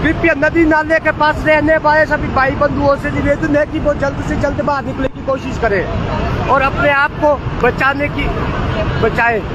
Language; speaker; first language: Hindi; native; Hindi